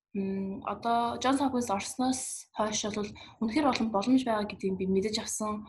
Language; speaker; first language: Mongolian; early bilingual, heritage; Mongolian